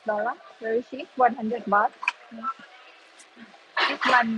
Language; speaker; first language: English; non-native, learner; Thai